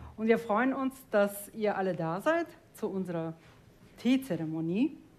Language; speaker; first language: German; non-native, fluent; Tajik